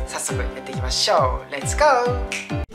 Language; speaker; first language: Japanese; non-native, fluent; Korean